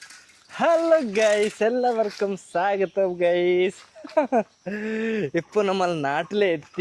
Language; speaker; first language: Malayalam; non-native, learner; Bangla